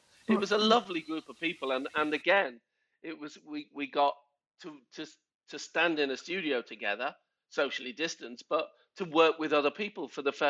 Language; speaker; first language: English; native; English